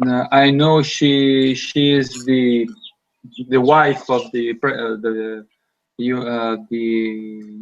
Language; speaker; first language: English; non-native, learner; Italian